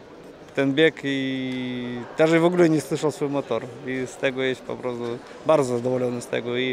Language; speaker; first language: Polish; non-native, learner; Russian